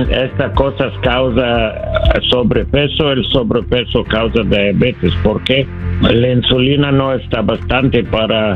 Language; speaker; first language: Spanish; non-native, learner; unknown